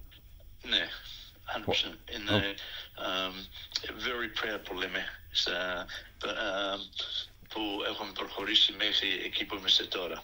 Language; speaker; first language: Greek; early bilingual, other home language; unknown